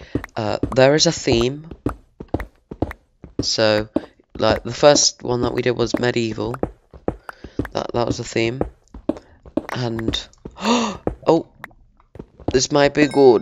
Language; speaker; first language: English; native; English